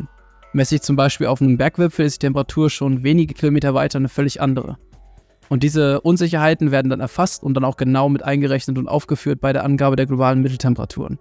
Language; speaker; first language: German; native; German